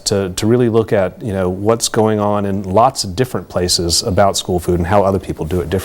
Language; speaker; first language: English; native; English